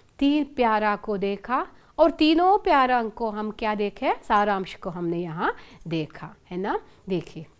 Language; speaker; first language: Hindi; non-native, local second language; Kannada